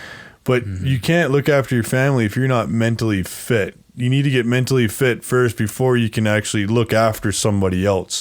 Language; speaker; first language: English; native; English